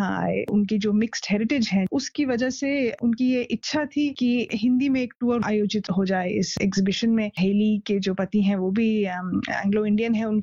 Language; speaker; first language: Hindi; non-native, local second language; Punjabi